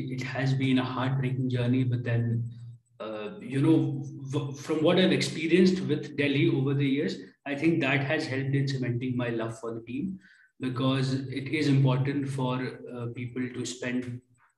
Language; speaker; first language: English; non-native, local second language; Hindi